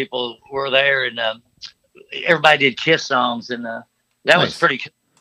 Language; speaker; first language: English; native; English